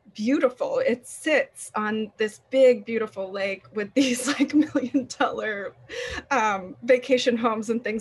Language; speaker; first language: English; native; English